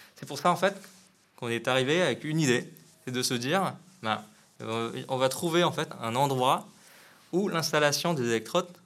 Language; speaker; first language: French; non-native, fluent; Vietnamese